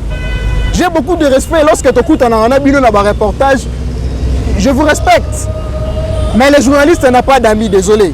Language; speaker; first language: French; non-native, local second language; Lingala